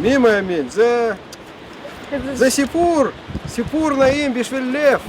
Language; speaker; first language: Hebrew; non-native, fluent; Russian